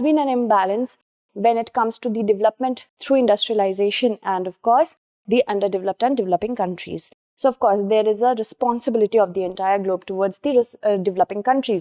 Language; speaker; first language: English; non-native, local second language; Hindi